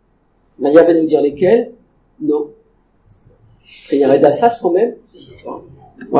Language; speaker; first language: French; native; French